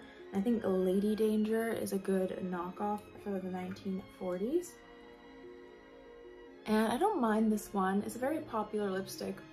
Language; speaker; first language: English; native; English